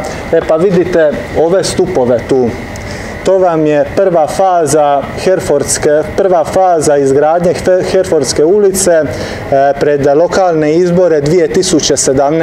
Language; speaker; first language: Serbian; native; Serbian